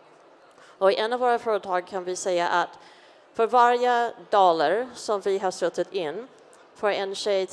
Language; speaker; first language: Swedish; non-native, fluent; English